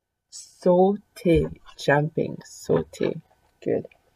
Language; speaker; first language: English; early bilingual, other home language; French